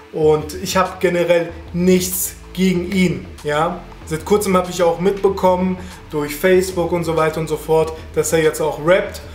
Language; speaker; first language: German; early bilingual, other home language; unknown